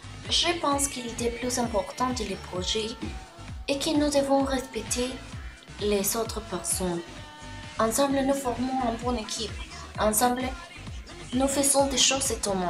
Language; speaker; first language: French; non-native, learner; Spanish